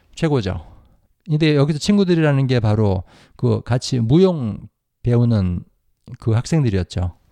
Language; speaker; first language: Korean; native; Korean